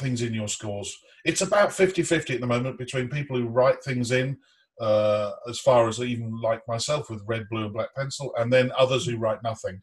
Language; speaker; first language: English; native; English